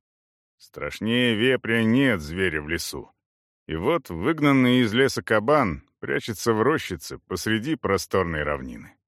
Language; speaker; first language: Russian; native; Russian